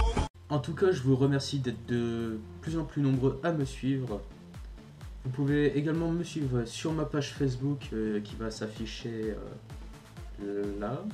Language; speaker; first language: French; native; French